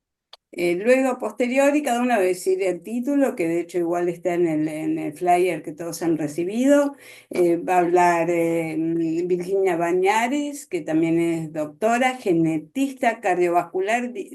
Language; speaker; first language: Spanish; native; Spanish